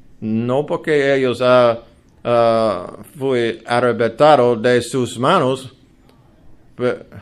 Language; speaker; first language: Spanish; non-native, learner; English